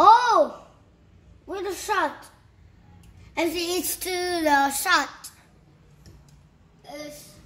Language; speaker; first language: English; non-native, learner; Vietnamese